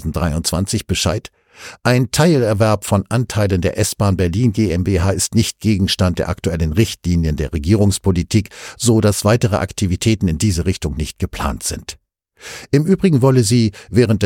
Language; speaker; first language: German; native; German